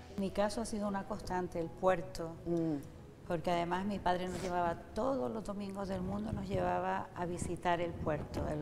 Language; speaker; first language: Spanish; native; Spanish